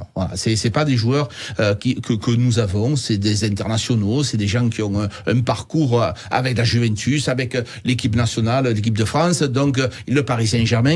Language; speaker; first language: French; native; French